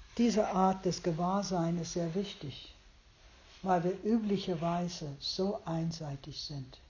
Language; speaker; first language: German; non-native, fluent; English